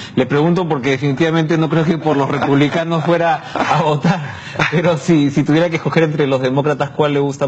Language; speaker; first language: Spanish; native; Spanish